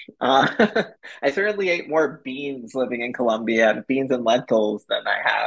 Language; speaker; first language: English; native; English